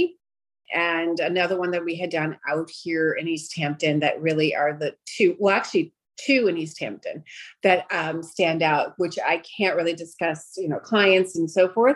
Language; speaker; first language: English; early bilingual, other home language; Greek